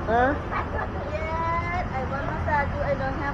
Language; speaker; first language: English; non-native, learner; Thai